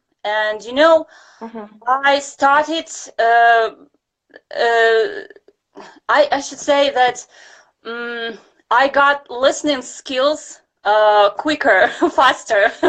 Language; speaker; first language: English; non-native, fluent; Russian